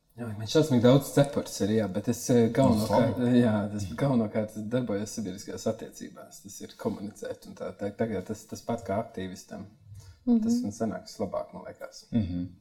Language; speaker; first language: Latvian; native; Latvian